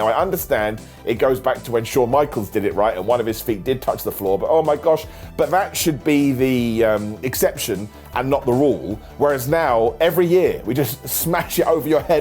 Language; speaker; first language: English; native; English